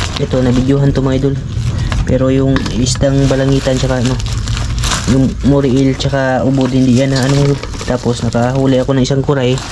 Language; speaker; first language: Filipino; non-native, local second language; Cebuano